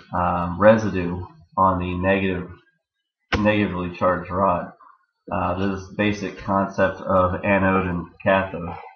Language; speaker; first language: English; native; English